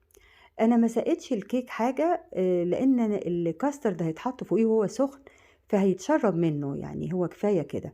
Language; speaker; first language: Arabic; native; Arabic